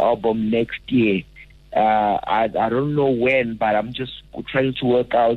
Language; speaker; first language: English; non-native, local second language; Zulu